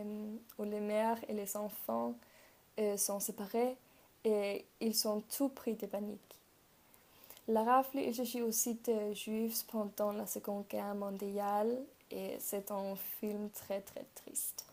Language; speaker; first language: French; non-native, learner; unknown